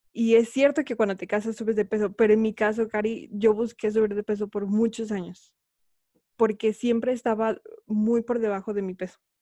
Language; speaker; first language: Spanish; native; Spanish